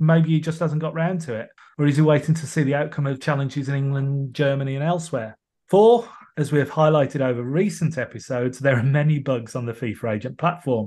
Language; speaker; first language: English; native; English